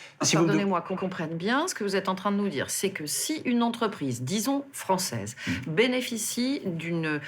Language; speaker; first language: French; native; French